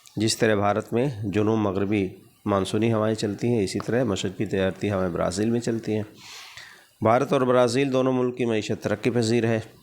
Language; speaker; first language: Urdu; native; Urdu